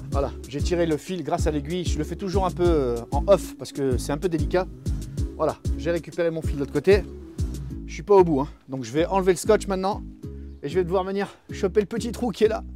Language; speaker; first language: French; native; French